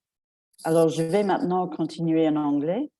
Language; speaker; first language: French; non-native, fluent; English